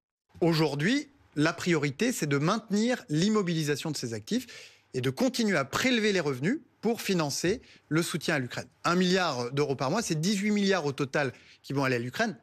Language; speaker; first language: French; native; French